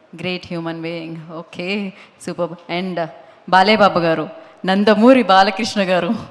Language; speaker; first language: Telugu; native; Telugu